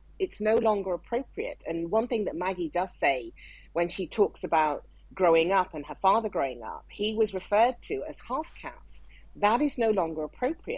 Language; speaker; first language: English; non-native, local second language; Yoruba